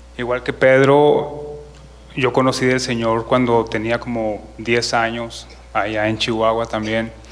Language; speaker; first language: Spanish; native; Spanish